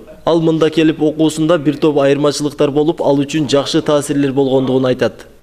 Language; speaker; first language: Kyrgyz; native; Kyrgyz